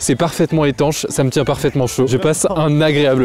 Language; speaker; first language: French; native; French